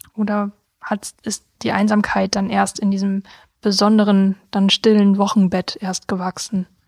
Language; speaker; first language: German; native; German